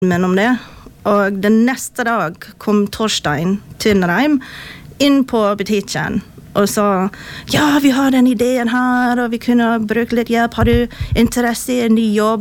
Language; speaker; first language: Norwegian; non-native, fluent; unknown